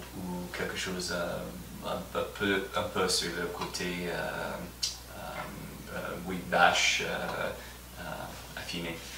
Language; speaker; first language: French; non-native, fluent; English